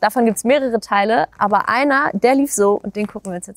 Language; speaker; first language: German; native; German